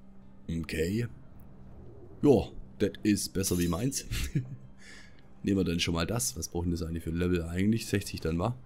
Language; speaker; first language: German; native; German